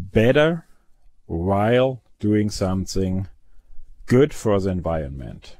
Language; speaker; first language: English; non-native, fluent; German